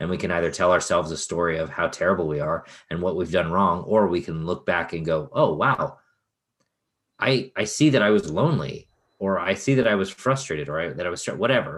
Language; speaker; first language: English; native; English